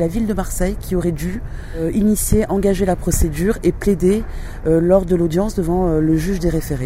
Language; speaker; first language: French; native; French